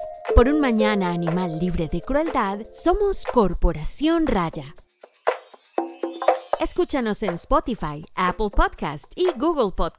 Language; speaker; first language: Spanish; native; Spanish